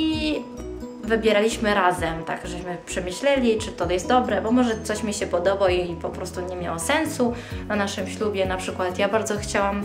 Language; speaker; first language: Polish; early bilingual, heritage; Polish